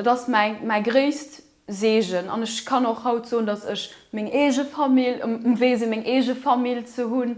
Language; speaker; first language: German; non-native, local second language; Luxembourgish